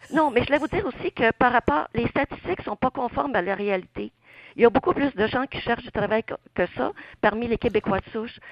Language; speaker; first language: French; native; French